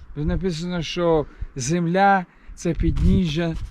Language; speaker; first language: Ukrainian; non-native, local second language; Russian